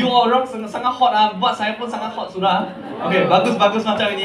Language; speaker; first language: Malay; non-native, local second language; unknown